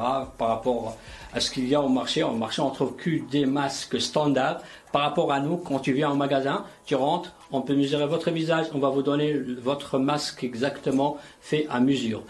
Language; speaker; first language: French; non-native, local second language; Arabic